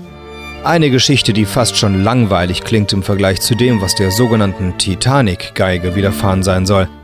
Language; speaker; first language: German; native; German